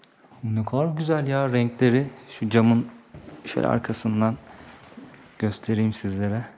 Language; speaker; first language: Turkish; native; Turkish